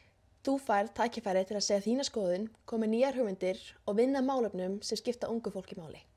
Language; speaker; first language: Icelandic; native; Icelandic